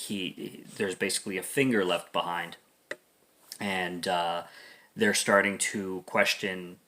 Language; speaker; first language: English; native; English